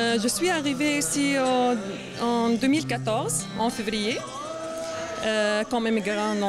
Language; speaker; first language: French; non-native, learner; Arabic